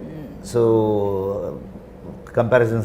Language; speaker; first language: Telugu; non-native, learner; Kannada